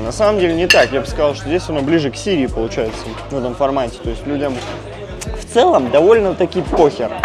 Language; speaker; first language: Russian; native; Russian